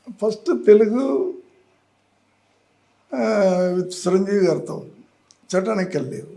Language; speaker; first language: Telugu; non-native, learner; Tamil